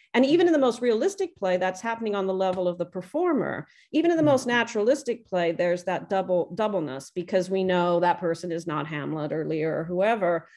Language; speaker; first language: English; native; English